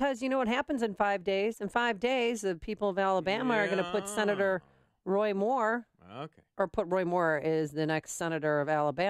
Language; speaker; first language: English; native; English